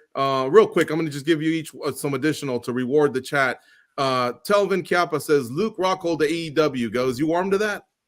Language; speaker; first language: English; native; English